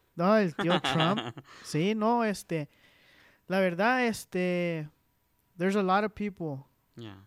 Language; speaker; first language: Spanish; early bilingual, heritage; Spanish